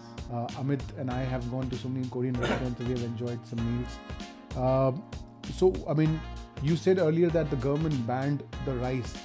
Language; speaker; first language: English; non-native, local second language; Hindi